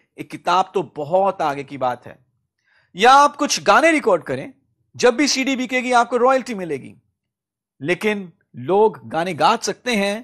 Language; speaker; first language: Hindi; native; Hindi